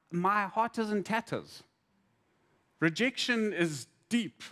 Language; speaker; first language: English; native; English